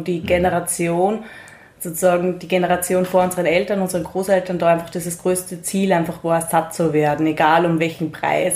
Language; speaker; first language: German; native; German